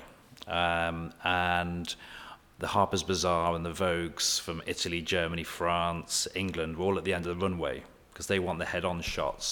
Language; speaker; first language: English; native; English